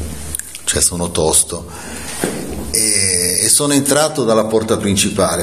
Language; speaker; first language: Italian; native; Italian